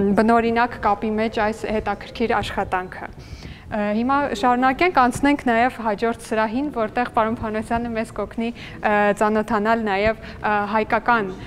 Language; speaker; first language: Armenian; native; Armenian